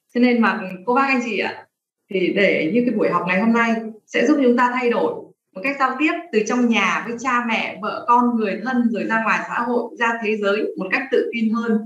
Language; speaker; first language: Vietnamese; native; Vietnamese